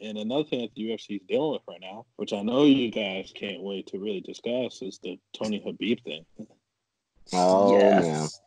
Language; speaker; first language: English; native; English